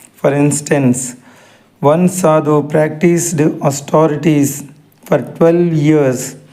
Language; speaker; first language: English; non-native, local second language; Telugu